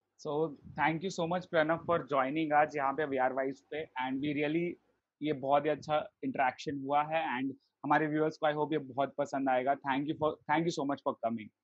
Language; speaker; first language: Hindi; native; Hindi